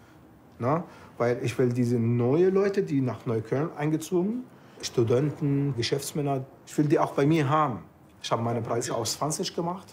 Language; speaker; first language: German; non-native, fluent; Arabic